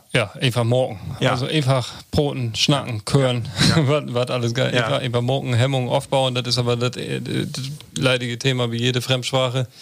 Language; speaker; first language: German; native; German